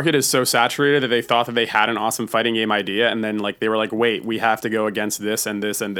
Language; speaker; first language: English; native; English